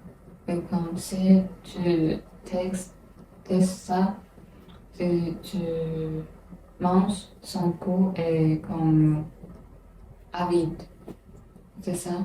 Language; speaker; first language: French; non-native, learner; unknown